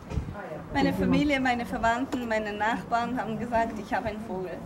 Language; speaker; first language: German; non-native, fluent; Ukrainian